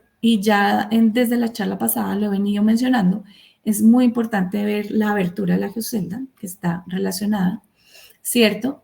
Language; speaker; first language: Spanish; native; Spanish